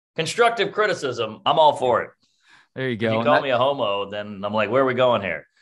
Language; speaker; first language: English; native; English